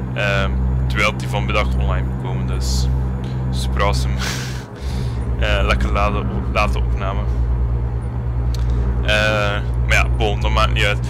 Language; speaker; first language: Dutch; native; Dutch